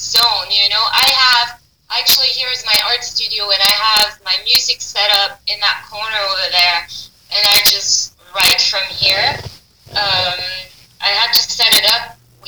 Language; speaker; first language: English; non-native, fluent; French